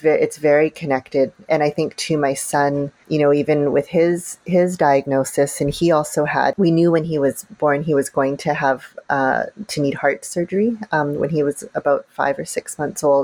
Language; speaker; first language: English; native; English